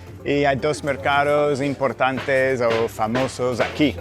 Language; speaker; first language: Spanish; non-native, fluent; English